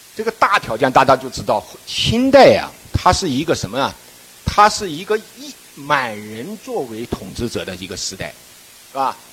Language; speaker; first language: Chinese; native; Chinese